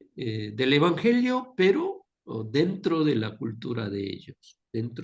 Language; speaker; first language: Spanish; non-native, fluent; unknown